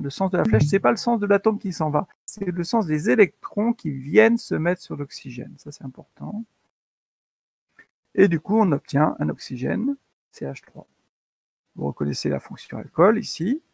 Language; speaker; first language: French; native; French